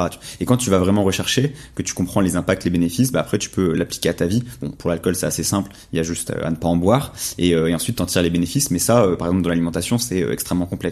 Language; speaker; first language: French; native; French